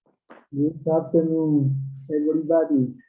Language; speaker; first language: English; non-native, learner; Quechua